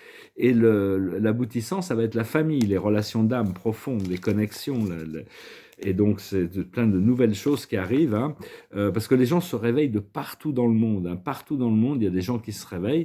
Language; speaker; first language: French; native; French